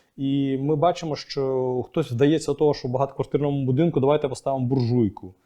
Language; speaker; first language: Ukrainian; non-native, local second language; Russian